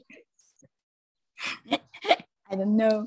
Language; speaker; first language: English; non-native, learner; Khmer